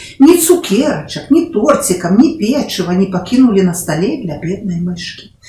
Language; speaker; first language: Belarusian; non-native, local second language; Russian